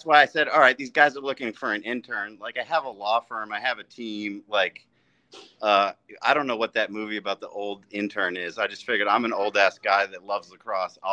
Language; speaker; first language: English; native; English